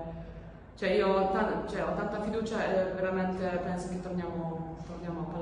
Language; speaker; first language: Italian; non-native, fluent; Polish